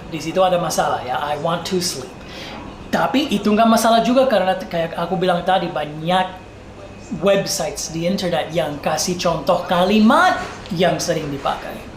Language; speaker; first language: Indonesian; non-native, fluent; English